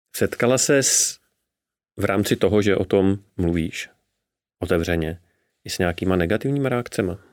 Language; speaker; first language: Czech; native; Czech